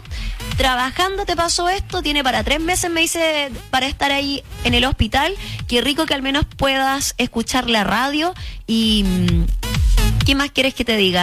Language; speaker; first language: Spanish; native; Spanish